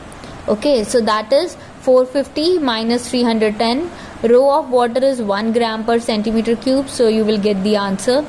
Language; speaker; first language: English; non-native, local second language; Hindi